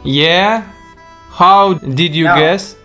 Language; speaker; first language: English; non-native, learner; Russian